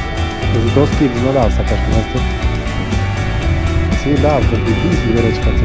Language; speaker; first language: Spanish; native; Spanish